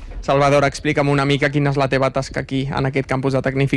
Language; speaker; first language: Catalan; native; Catalan